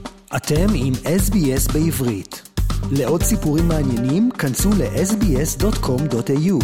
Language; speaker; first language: Hebrew; native; Hebrew